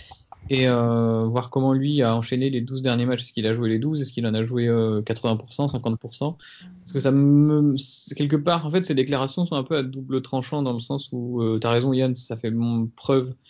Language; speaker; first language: French; native; French